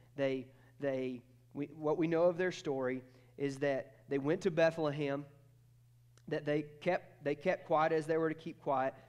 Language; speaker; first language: English; native; English